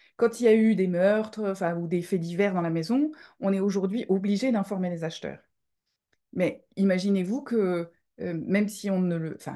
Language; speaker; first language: French; native; French